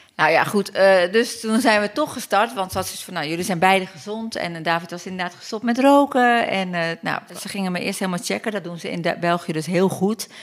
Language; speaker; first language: Dutch; early bilingual, other home language; Turkish